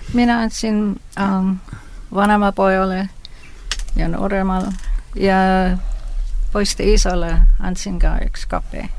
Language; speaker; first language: Estonian; early bilingual, heritage; Estonian